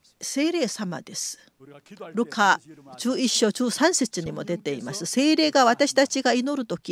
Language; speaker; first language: Japanese; non-native, fluent; Korean